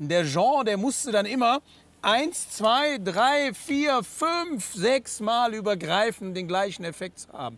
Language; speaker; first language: German; native; German